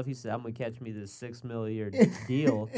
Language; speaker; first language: English; native; English